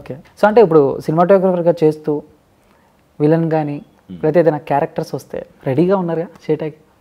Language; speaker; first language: Telugu; native; Telugu